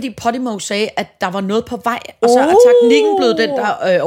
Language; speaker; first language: Danish; native; Danish